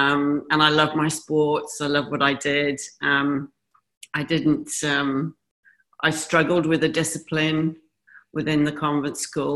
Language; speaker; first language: English; native; English